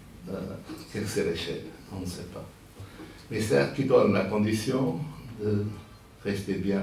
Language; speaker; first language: French; non-native, fluent; Portuguese